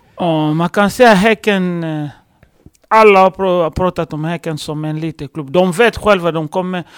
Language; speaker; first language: Swedish; non-native, fluent; Lingala